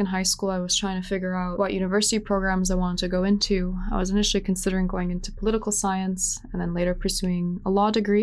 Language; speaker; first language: English; native; English